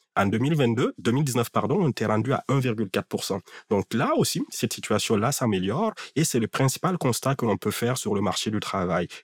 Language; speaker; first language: French; non-native, local second language; Fula